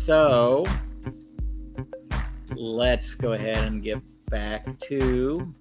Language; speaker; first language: English; native; English